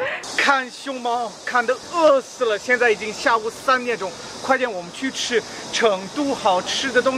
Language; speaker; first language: Chinese; non-native, fluent; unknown